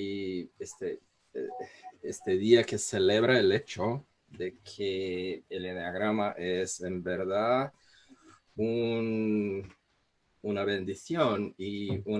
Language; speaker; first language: Spanish; non-native, fluent; Portuguese